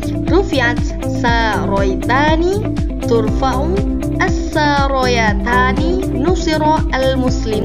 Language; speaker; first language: Arabic; non-native, learner; Indonesian